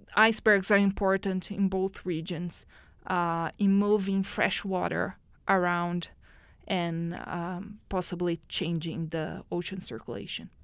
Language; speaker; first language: English; non-native, fluent; Portuguese